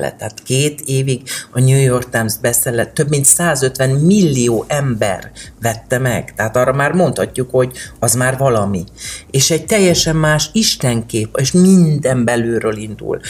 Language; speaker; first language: Hungarian; native; Hungarian